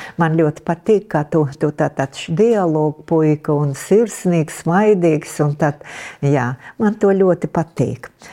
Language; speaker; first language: Latvian; non-native, local second language; Russian